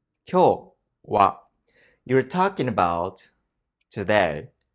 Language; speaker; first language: English; non-native, fluent; Japanese